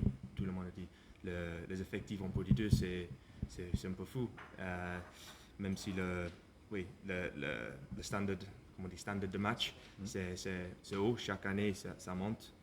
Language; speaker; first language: French; non-native, learner; English